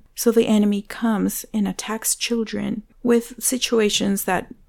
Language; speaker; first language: English; non-native, fluent; Spanish